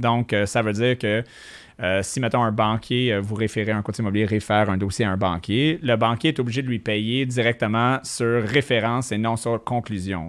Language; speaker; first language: French; native; French